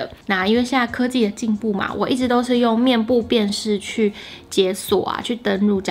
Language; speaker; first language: Chinese; native; Chinese